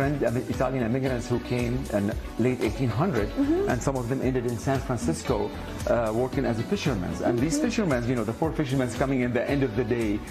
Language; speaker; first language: English; non-native, fluent; Arabic